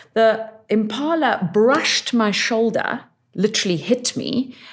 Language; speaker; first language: English; native; English